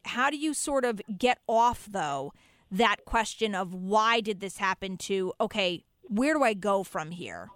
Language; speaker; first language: English; native; English